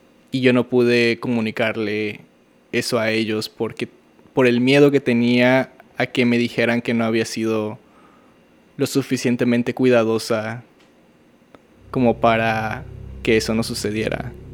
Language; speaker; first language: Spanish; native; Spanish